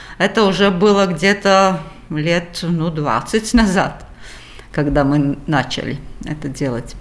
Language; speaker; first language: Russian; non-native, local second language; Latvian